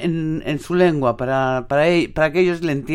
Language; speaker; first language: Spanish; native; Spanish